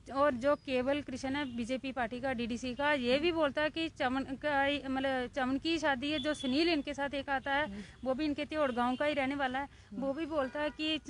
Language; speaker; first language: Hindi; native; Hindi